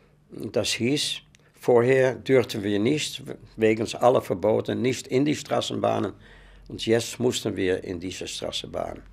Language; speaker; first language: German; non-native, fluent; Dutch